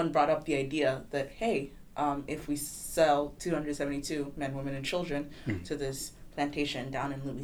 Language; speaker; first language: English; non-native, local second language; Kinyarwanda